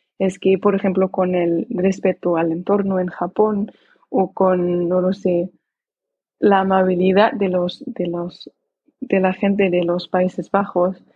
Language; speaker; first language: Spanish; non-native, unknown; Dutch